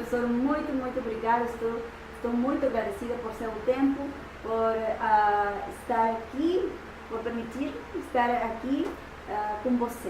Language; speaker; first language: Portuguese; non-native, fluent; Spanish